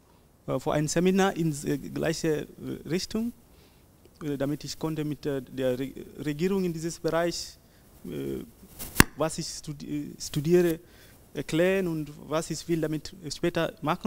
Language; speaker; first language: German; non-native, learner; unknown